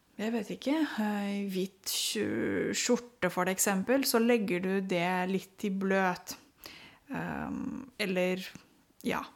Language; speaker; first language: Norwegian; non-native, fluent; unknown